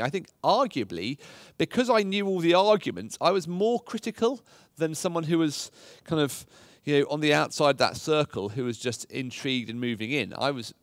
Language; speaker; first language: English; native; English